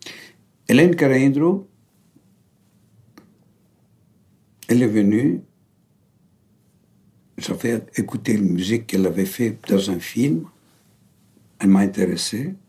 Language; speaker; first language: French; non-native, fluent; Greek